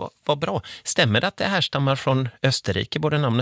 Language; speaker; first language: Swedish; native; Swedish